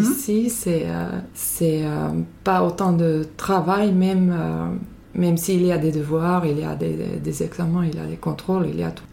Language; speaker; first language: French; non-native, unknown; Finnish